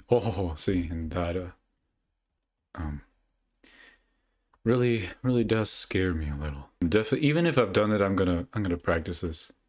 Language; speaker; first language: English; native; English